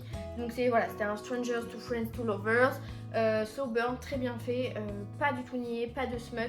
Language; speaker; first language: French; native; French